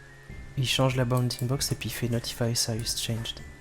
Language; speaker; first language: French; native; French